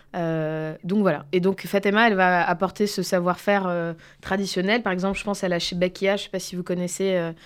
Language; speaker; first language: French; native; French